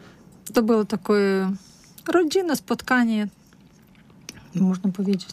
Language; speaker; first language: Polish; non-native, learner; Russian